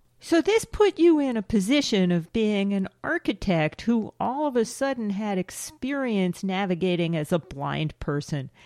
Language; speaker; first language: English; native; English